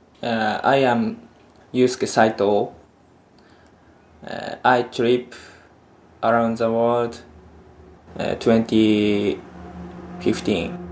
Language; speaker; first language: English; non-native, learner; Japanese